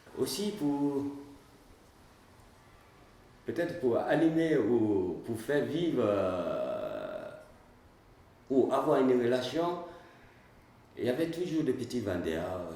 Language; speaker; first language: French; non-native, learner; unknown